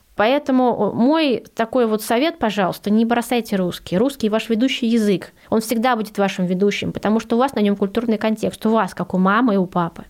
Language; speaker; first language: Russian; early bilingual, heritage; Russian